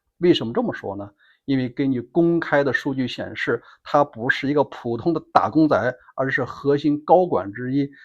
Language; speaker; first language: Chinese; native; Chinese